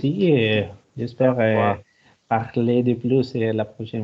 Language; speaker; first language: French; non-native, learner; Spanish